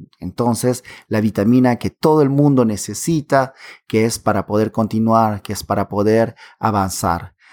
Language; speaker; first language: Spanish; native; Spanish